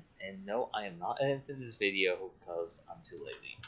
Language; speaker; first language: English; native; English